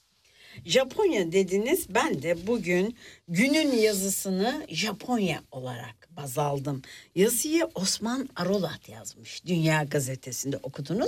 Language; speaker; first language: Turkish; native; Turkish